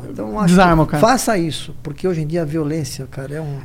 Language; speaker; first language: Portuguese; native; Portuguese